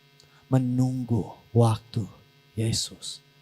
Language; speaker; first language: Indonesian; non-native, learner; English